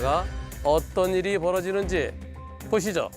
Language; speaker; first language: Korean; native; Korean